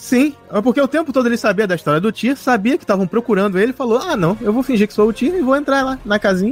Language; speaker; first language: Portuguese; native; Portuguese